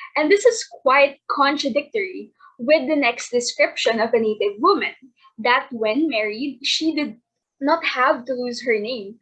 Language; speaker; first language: English; non-native, local second language; Filipino